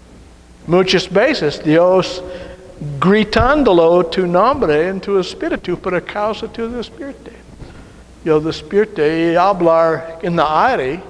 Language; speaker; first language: Spanish; non-native, learner; English